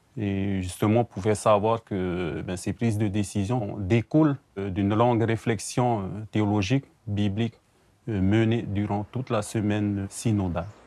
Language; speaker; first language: French; non-native, local second language; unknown